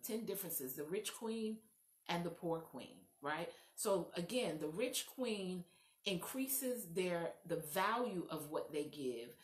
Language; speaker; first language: English; native; English